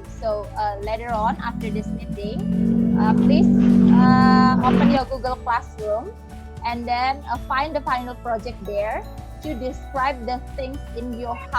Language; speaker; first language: English; non-native, fluent; Indonesian